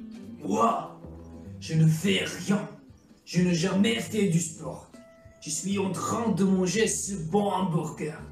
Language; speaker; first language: French; non-native, learner; Croatian